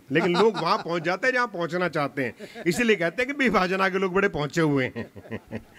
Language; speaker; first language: Hindi; non-native, local second language; Punjabi